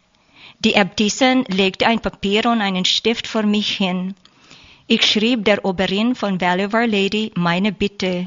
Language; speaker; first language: German; non-native, learner; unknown